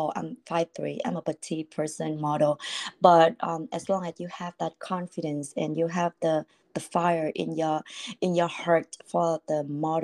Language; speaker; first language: English; non-native, fluent; Vietnamese